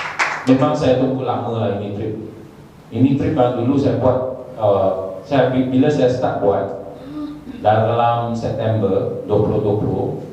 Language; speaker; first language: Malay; non-native, local second language; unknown